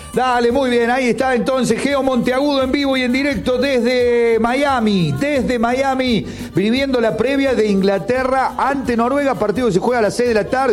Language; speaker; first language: Spanish; native; Spanish